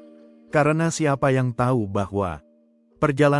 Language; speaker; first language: Indonesian; native; Indonesian